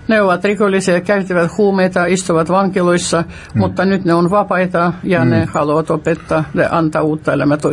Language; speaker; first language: Finnish; non-native, fluent; Russian